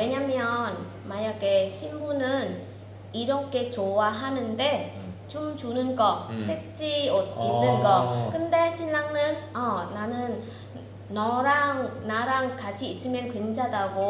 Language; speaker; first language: Korean; non-native, learner; Vietnamese